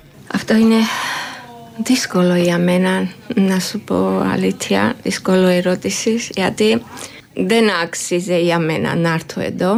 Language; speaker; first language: Greek; non-native, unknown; Georgian